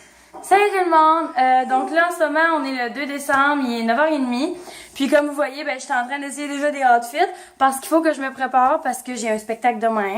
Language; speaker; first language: French; native; French